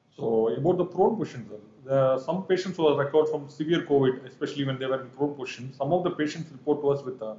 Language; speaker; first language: English; non-native, local second language; Tamil